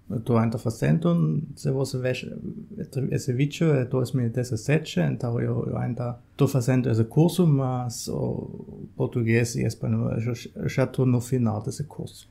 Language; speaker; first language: Portuguese; non-native, fluent; German